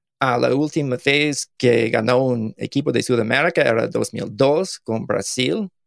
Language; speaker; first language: Spanish; non-native, learner; English